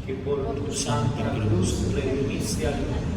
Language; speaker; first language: Spanish; native; Spanish